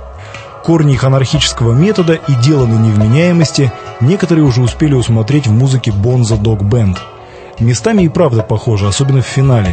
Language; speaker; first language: Russian; native; Russian